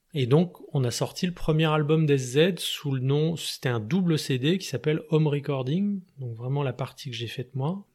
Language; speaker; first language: French; native; French